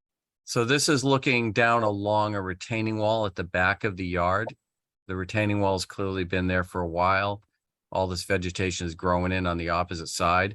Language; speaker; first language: English; native; English